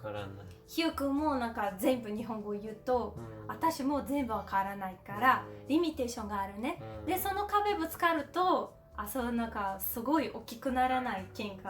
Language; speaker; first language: Japanese; non-native, learner; Portuguese